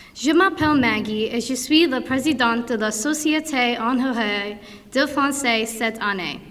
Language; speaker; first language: French; non-native, learner; English